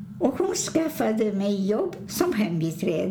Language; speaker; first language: Swedish; non-native, fluent; Polish